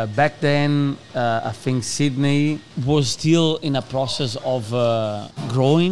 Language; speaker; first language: English; non-native, fluent; Italian